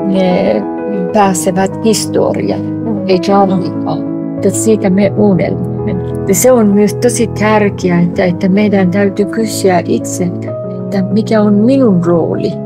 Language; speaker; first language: Finnish; non-native, fluent; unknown